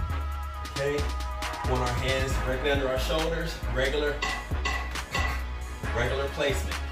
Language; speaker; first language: English; native; English